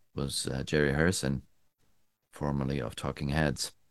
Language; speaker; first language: English; non-native, fluent; German